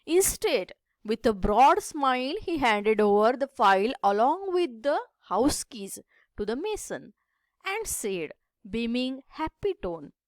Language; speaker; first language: English; non-native, local second language; Marathi